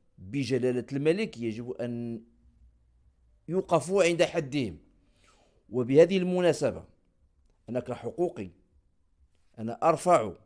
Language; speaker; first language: Arabic; native; Arabic